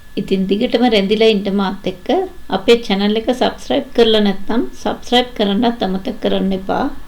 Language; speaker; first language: Sinhala; native; Sinhala